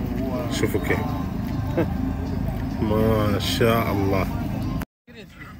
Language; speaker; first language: Arabic; native; Arabic